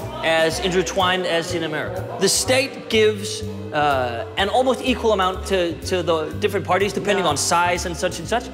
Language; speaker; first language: English; non-native, fluent; Danish